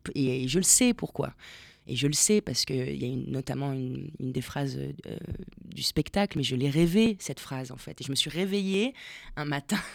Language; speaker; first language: French; non-native, fluent; Spanish